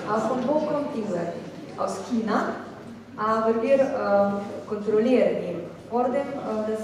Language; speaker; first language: German; non-native, fluent; Slovenian